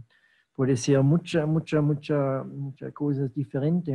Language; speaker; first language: Spanish; non-native, fluent; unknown